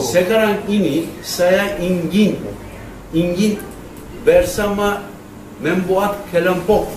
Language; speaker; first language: Indonesian; non-native, learner; Turkish